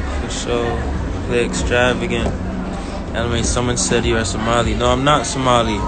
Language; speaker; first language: English; native; English